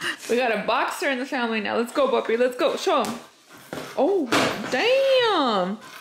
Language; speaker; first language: English; early bilingual, other home language; Spanish